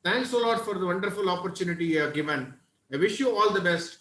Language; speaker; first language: English; non-native, local second language; Tamil